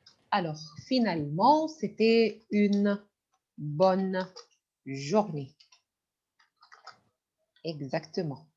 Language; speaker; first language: French; non-native, fluent; Arabic